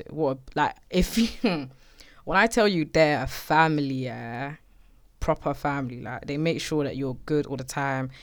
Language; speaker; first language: English; native; English